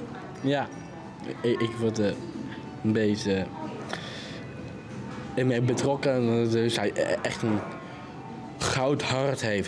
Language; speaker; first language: Dutch; non-native, learner; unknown